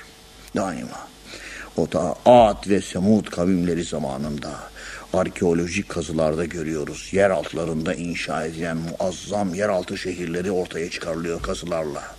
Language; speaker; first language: Turkish; native; Turkish